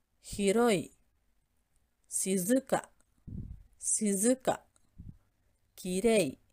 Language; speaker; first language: Japanese; non-native, fluent; Indonesian